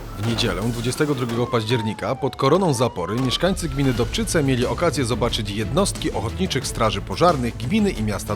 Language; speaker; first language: Polish; native; Polish